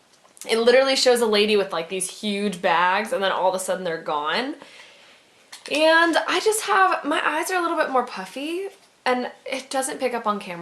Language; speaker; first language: English; native; English